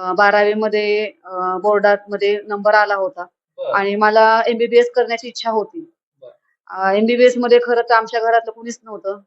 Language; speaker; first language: Marathi; native; Marathi